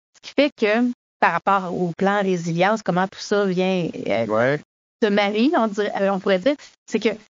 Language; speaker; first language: French; native; French